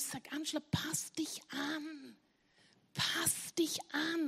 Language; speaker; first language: German; non-native, fluent; English